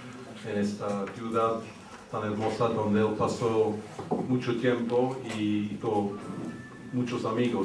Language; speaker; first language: Spanish; early bilingual, heritage; English